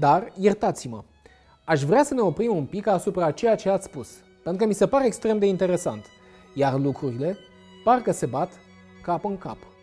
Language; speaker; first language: Romanian; native; Romanian